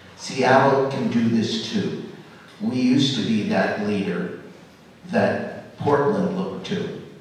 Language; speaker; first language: English; native; English